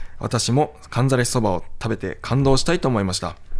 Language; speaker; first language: Japanese; native; Japanese